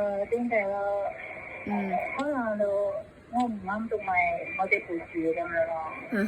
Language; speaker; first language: Cantonese; non-native, learner; Indonesian